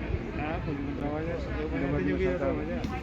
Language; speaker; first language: Spanish; non-native, local second language; Galician